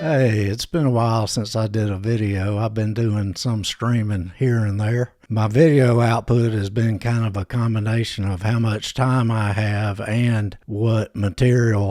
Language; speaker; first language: English; native; English